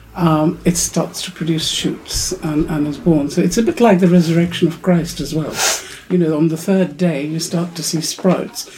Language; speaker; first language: English; non-native, local second language; Urdu